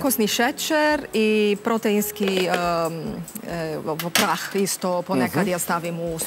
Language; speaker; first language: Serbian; non-native, learner; Romanian